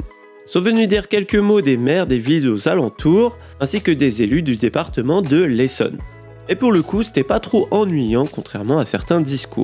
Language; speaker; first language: French; native; French